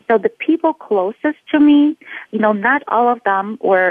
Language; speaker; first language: English; non-native, fluent; Polish